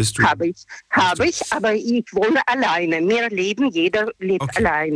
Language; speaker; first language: German; non-native, learner; Russian